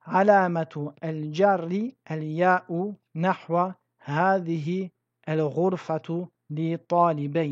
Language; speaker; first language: Arabic; non-native, fluent; French